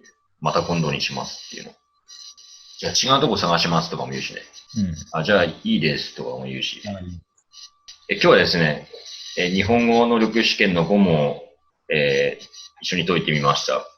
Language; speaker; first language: Japanese; native; Japanese